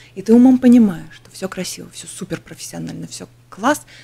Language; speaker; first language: Russian; native; Russian